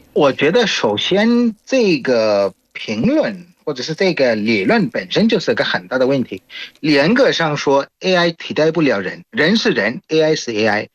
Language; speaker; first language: Chinese; non-native, fluent; Bangla